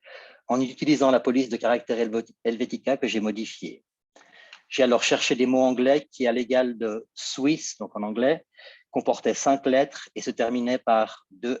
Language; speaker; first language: French; native; French